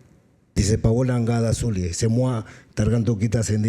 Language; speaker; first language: Indonesian; non-native, fluent; Spanish